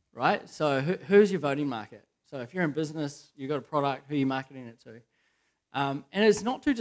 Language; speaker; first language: English; native; English